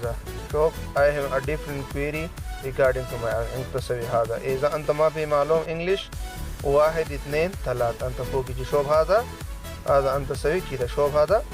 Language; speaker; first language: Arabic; non-native, learner; Pashto